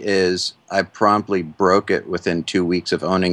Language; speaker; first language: English; native; English